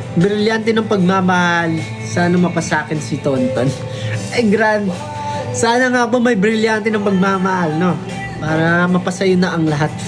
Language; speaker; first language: Filipino; non-native, local second language; Waray